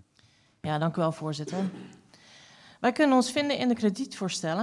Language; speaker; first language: Dutch; native; Dutch